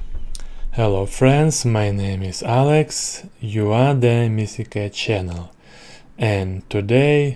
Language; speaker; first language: English; non-native, learner; Russian